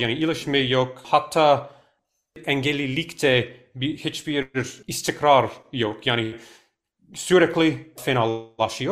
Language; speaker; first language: Turkish; non-native, fluent; English